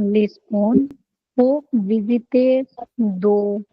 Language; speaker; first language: French; non-native, learner; Bangla